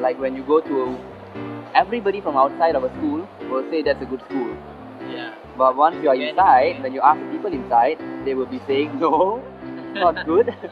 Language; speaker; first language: English; non-native, local second language; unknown